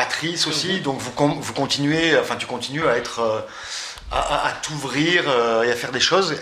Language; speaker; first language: French; native; French